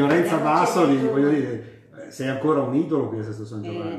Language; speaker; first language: Italian; native; Italian